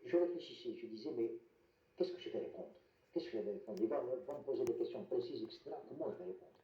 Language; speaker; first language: French; non-native, local second language; Arabic